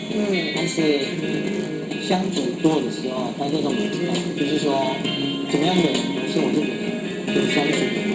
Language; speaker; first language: Chinese; non-native, fluent; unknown